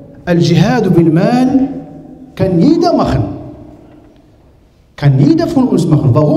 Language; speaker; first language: German; non-native, learner; Arabic